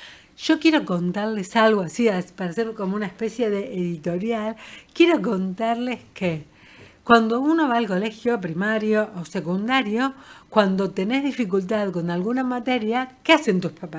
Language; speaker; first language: Spanish; native; Spanish